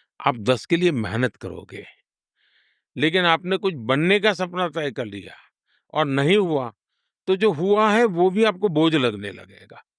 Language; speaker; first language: Hindi; non-native, local second language; Gujarati